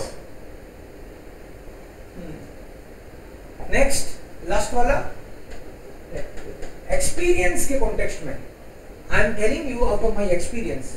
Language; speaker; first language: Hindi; non-native, local second language; Gujarati